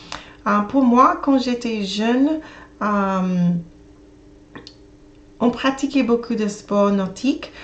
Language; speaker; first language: French; non-native, learner; English